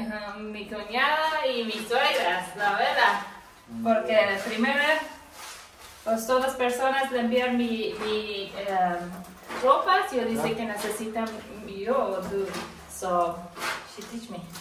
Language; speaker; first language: Spanish; non-native, learner; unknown